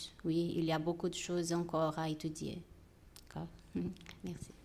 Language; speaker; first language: French; non-native, fluent; Portuguese